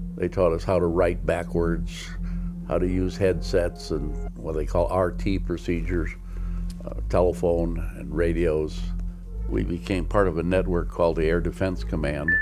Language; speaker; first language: English; native; English